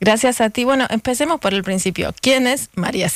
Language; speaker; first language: Spanish; native; Spanish